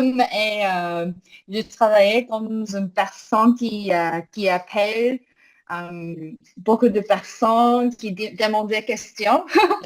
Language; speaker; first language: French; non-native, learner; English